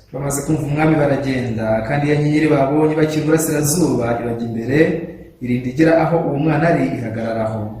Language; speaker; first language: Kinyarwanda; native; Kinyarwanda